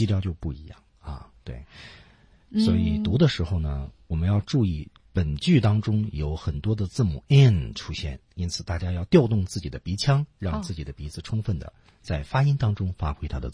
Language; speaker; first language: Chinese; native; Chinese